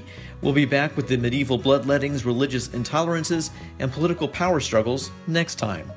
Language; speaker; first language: English; native; English